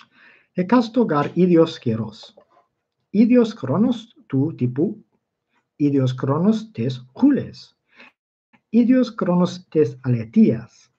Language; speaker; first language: Greek; non-native, fluent; English